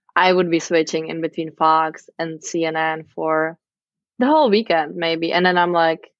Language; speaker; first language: English; non-native, fluent; Czech